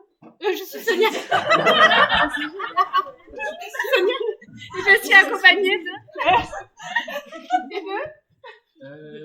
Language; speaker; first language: French; native; French